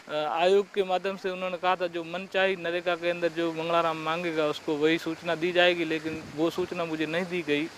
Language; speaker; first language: Hindi; native; Hindi